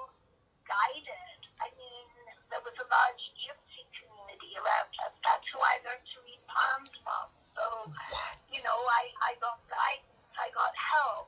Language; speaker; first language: English; native; English